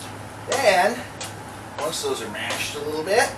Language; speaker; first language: English; native; English